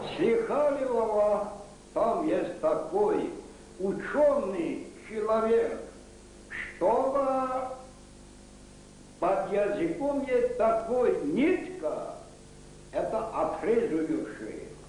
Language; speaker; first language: Russian; non-native, local second language; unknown